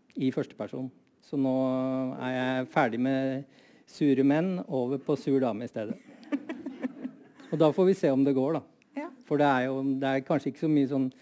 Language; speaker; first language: Norwegian; native; Norwegian